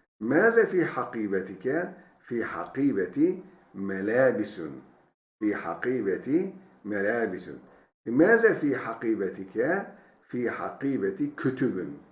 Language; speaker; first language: Arabic; non-native, fluent; Turkish